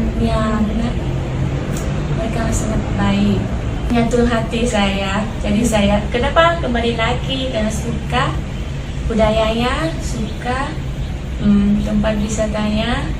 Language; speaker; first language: Indonesian; non-native, learner; Thai